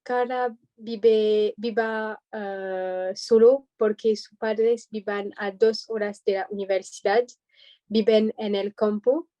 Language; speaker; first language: Spanish; non-native, learner; French